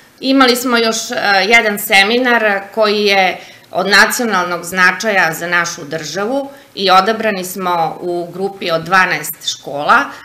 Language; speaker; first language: Serbian; native; Serbian